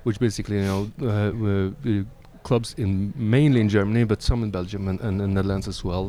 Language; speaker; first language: English; non-native, fluent; Norwegian